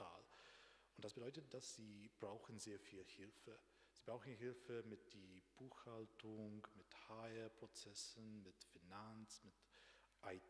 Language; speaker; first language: German; non-native, fluent; Romanian